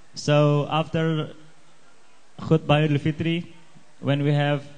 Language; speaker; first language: English; non-native, learner; Indonesian